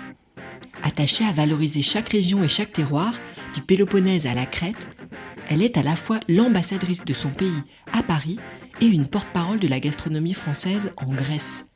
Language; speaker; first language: French; native; French